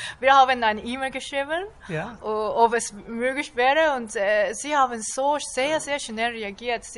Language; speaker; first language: German; non-native, fluent; Japanese